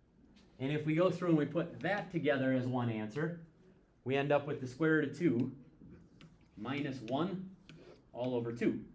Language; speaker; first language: English; native; English